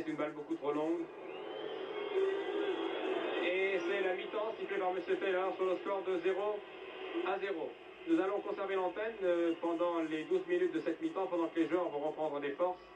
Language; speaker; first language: French; native; French